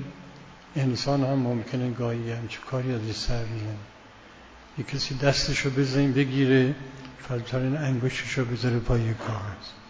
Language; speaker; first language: Persian; native; Persian